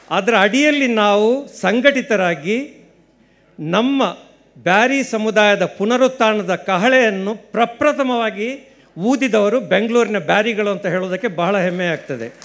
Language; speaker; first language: Kannada; non-native, local second language; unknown